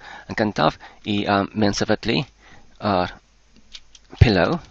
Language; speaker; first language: Welsh; non-native, learner; English